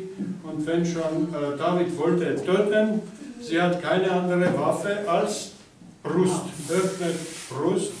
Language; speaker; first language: German; non-native, learner; Armenian